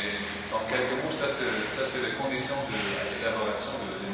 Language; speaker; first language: French; non-native, fluent; English